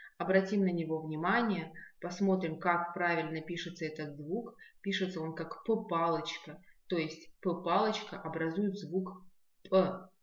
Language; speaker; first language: Russian; non-native, local second language; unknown